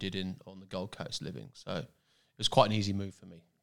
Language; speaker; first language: English; native; English